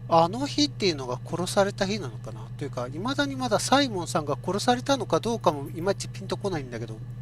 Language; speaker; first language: Japanese; native; Japanese